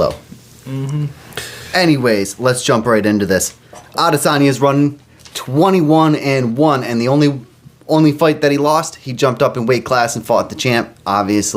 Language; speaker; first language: English; native; English